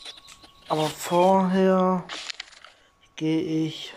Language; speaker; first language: German; non-native, learner; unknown